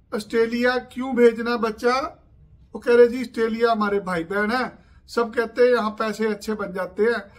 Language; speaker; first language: Hindi; non-native, local second language; Punjabi